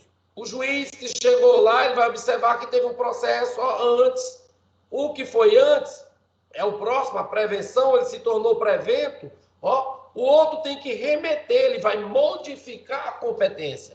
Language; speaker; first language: Portuguese; native; Portuguese